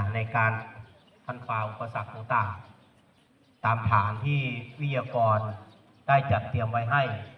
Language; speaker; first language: Thai; native; Thai